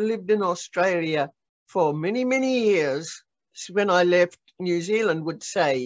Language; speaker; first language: English; native; English